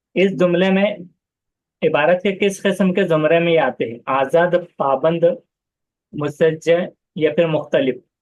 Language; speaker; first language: Hindi; non-native, local second language; Urdu